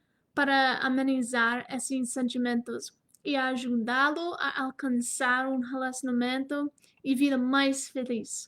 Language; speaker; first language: Portuguese; non-native, fluent; English